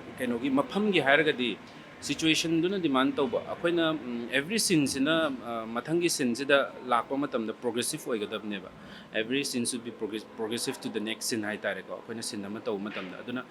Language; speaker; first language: Manipuri; native; Manipuri